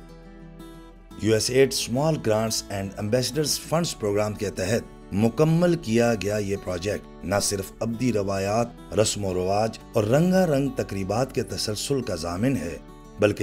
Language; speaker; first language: Urdu; native; Urdu